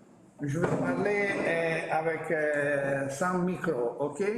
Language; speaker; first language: French; non-native, fluent; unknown